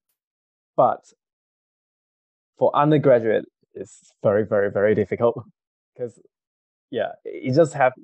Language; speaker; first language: English; non-native, local second language; Cantonese